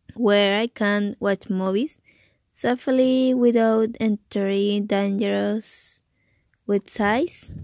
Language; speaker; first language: English; non-native, learner; Spanish